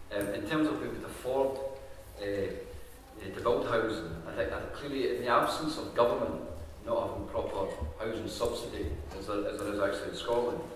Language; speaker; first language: English; native; English